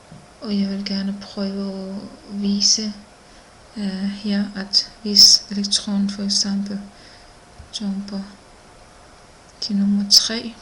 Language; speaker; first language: Danish; non-native, learner; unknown